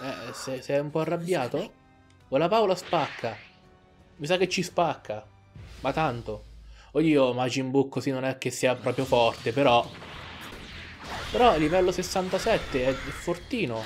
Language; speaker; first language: Italian; native; Italian